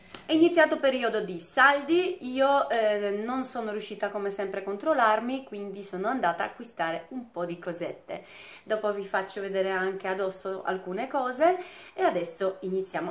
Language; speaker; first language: Italian; non-native, fluent; Polish